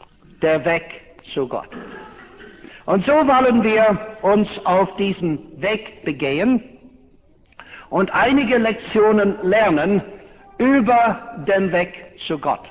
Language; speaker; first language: German; non-native, fluent; English